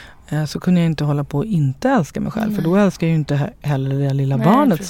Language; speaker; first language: Swedish; native; Swedish